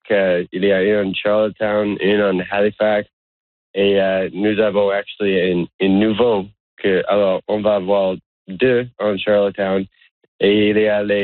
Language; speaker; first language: French; non-native, learner; English